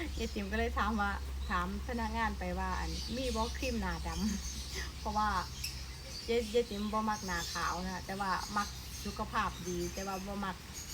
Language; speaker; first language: Thai; non-native, local second language; Northeastern Thai